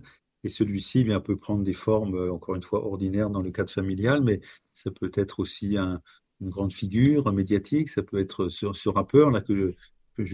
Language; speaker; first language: French; native; French